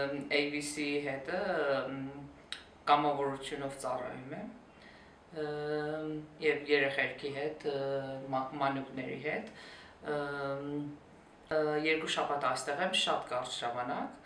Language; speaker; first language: Armenian; early bilingual, heritage; Armenian